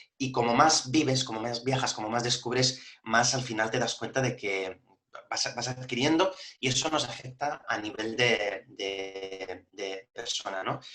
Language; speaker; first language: Spanish; early bilingual, other home language; Arabic